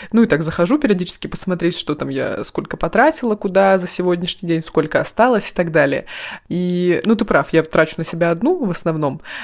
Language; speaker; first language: Russian; native; Russian